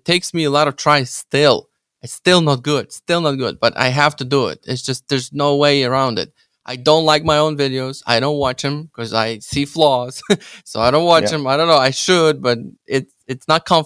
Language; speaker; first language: English; non-native, fluent; Ukrainian